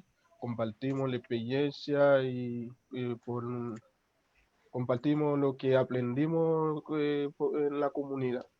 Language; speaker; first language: Spanish; non-native, local second language; Haitian Creole